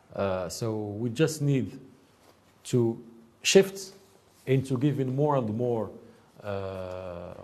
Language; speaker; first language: English; non-native, fluent; Arabic